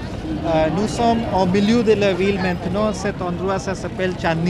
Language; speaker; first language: French; non-native, fluent; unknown